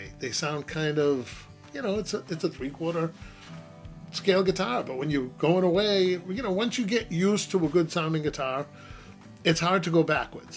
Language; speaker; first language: English; native; English